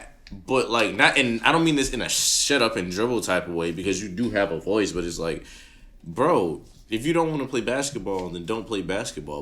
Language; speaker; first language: English; native; English